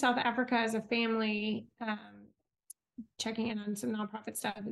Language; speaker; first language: English; native; English